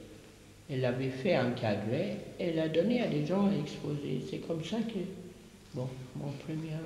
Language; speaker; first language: French; non-native, fluent; English